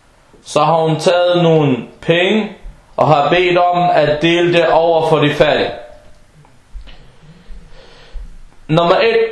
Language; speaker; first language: Danish; non-native, fluent; Arabic